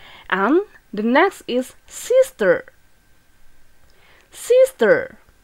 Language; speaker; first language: English; non-native, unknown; Indonesian